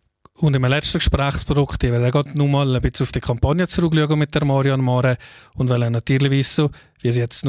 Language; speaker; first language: German; native; German